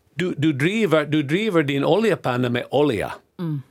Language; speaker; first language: Swedish; non-native, fluent; English